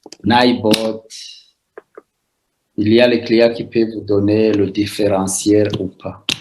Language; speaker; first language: French; non-native, local second language; Rundi